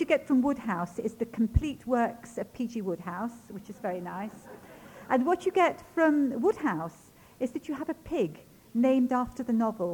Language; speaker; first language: English; non-native, local second language; Ukrainian